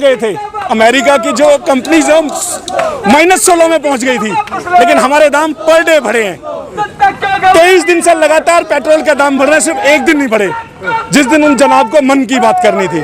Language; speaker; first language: Hindi; native; Hindi